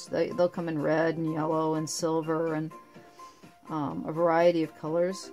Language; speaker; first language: English; native; English